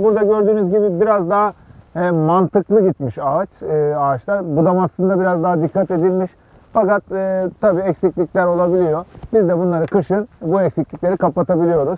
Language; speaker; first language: Turkish; native; Turkish